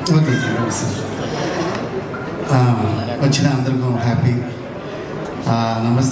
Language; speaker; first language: Telugu; non-native, learner; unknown